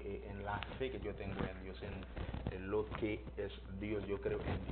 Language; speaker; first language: Spanish; non-native, learner; Haitian Creole